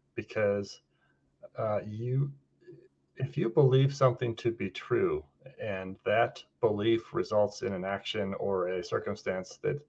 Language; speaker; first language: English; native; English